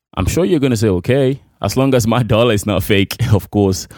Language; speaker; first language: English; non-native, local second language; Igbo